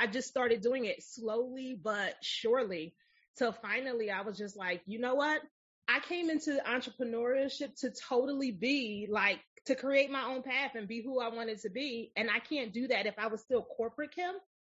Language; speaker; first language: English; native; English